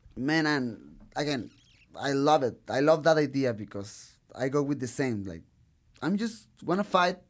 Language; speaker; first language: English; non-native, learner; Spanish